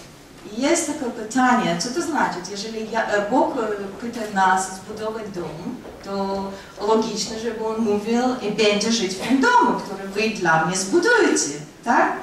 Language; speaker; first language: Polish; non-native, fluent; Russian